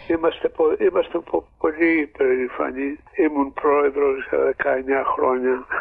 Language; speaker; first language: Greek; early bilingual, other home language; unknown